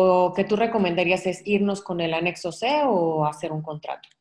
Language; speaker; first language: Spanish; native; Spanish